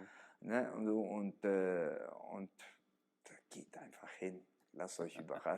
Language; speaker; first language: German; early bilingual, other home language; Italian